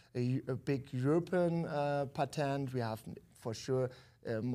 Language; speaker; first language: English; non-native, learner; German